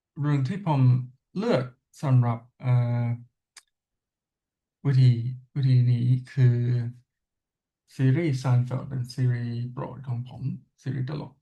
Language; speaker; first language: Thai; non-native, learner; English